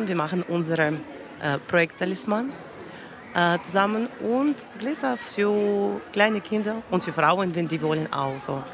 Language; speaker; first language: German; non-native, learner; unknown